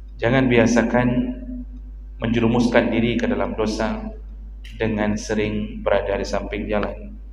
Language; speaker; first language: Malay; non-native, local second language; Achinese